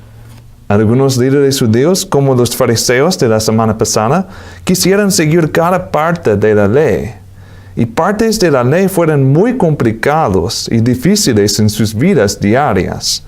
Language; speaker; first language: Spanish; non-native, fluent; English